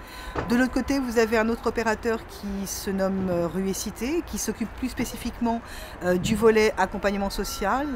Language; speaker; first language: French; native; French